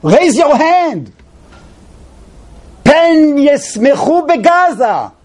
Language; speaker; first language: English; non-native, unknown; Hebrew